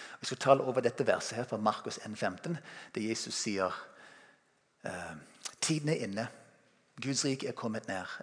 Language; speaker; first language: Norwegian; non-native, fluent; English